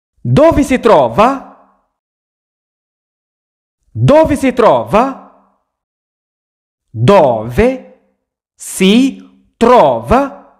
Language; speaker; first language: Italian; non-native, fluent; Arabic